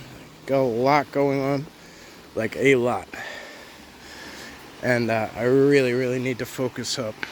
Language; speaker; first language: English; native; English